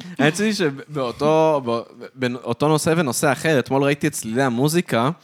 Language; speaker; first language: Hebrew; native; Hebrew